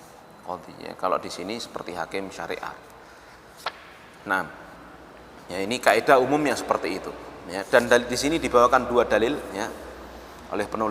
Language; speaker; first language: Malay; non-native, local second language; Javanese